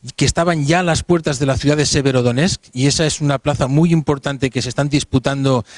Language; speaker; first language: Spanish; native; Spanish